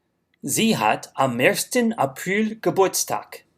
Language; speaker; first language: German; non-native, fluent; English